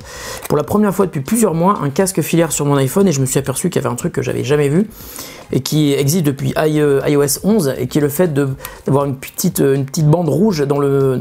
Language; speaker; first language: French; native; French